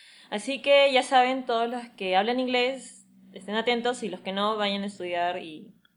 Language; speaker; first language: Spanish; native; Spanish